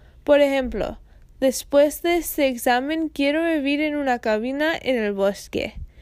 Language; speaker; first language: Spanish; non-native, fluent; English